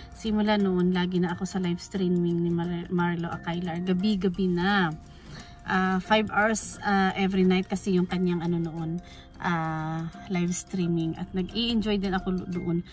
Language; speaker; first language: Filipino; non-native, local second language; Cebuano